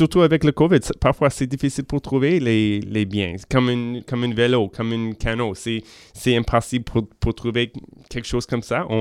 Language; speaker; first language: French; non-native, local second language; English